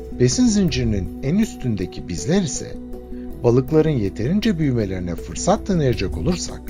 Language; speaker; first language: Turkish; native; Turkish